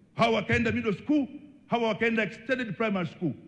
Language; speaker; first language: English; non-native, local second language; Swahili